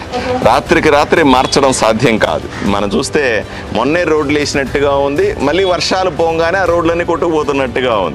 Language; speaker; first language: Telugu; native; Telugu